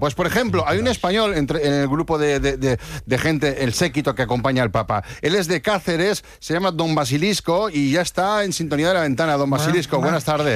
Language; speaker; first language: Spanish; native; Spanish